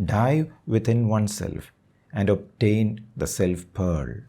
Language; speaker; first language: English; non-native, local second language; Malayalam